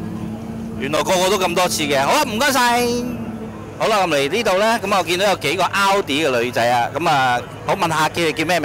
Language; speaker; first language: Chinese; non-native, local second language; Cantonese